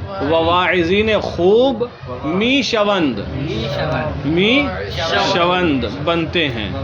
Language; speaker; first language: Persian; non-native, fluent; Urdu